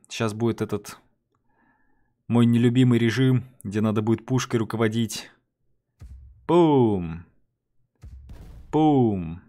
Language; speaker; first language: Russian; native; Russian